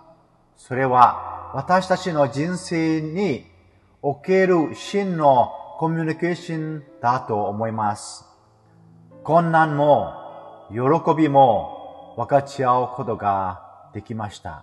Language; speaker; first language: Japanese; non-native, fluent; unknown